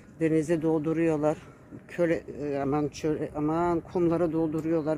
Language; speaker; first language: Turkish; early bilingual, heritage; Turkish